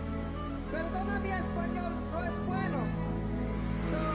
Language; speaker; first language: Spanish; early bilingual, heritage; English